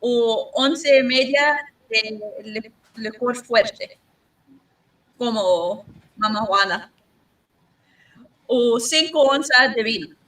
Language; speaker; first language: Spanish; non-native, learner; English